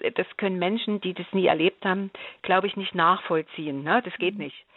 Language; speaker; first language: German; native; German